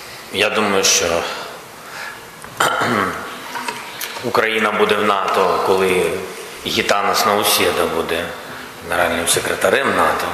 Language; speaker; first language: Ukrainian; non-native, local second language; Russian